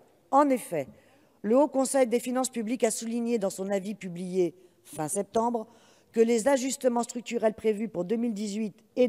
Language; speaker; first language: French; native; French